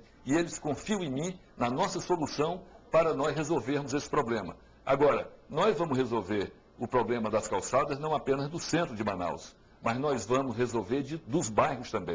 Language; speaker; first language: Portuguese; native; Portuguese